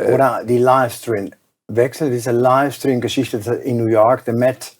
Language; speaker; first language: German; non-native, fluent; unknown